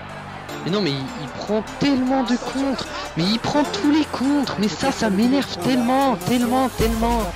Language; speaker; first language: French; native; French